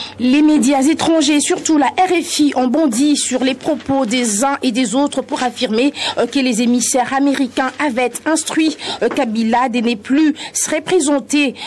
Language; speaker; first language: French; non-native, local second language; Lingala